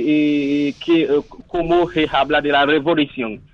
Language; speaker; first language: Spanish; non-native, learner; Haitian Creole